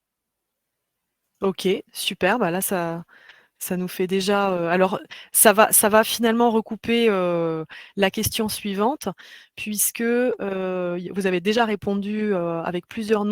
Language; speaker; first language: French; native; French